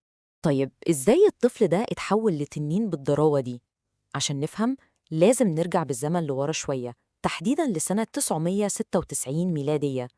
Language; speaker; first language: Arabic; native; Arabic